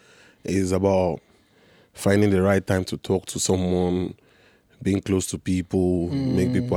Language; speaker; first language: English; non-native, local second language; Igbo